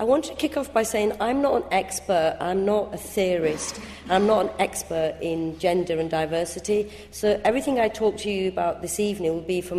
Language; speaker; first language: English; early bilingual, other home language; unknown